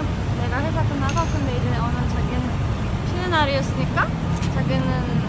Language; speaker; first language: Korean; non-native, fluent; Romanian